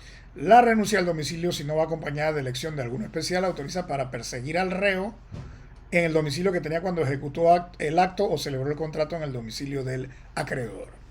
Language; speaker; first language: Spanish; native; Spanish